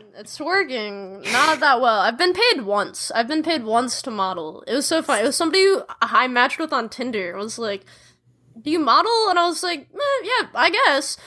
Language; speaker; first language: English; native; English